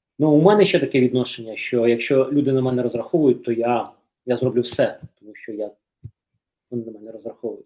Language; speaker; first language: Ukrainian; native; Ukrainian